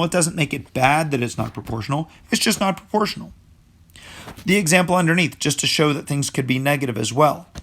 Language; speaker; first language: English; native; English